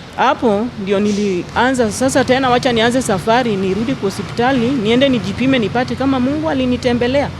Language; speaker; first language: Swahili; non-native, local second language; Luo (Kenya and Tanzania)